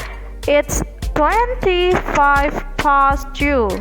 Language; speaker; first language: English; non-native, learner; Indonesian